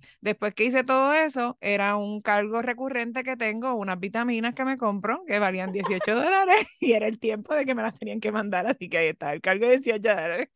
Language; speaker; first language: Spanish; early bilingual, heritage; Spanish